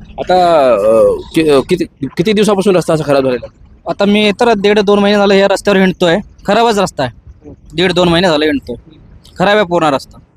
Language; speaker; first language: Marathi; native; Marathi